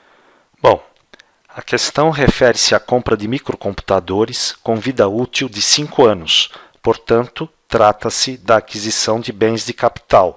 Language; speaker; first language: Portuguese; native; Portuguese